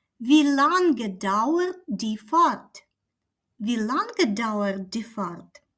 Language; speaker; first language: German; non-native, fluent; Ukrainian